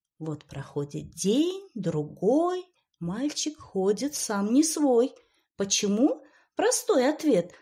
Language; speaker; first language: Russian; non-native, local second language; Azerbaijani